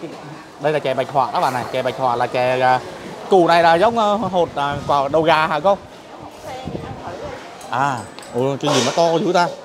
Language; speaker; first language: Vietnamese; native; Vietnamese